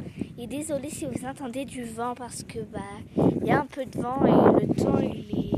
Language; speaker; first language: French; native; French